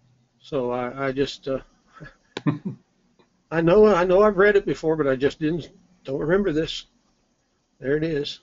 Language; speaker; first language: English; native; English